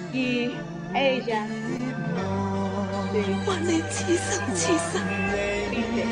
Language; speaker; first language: Spanish; non-native, learner; Chinese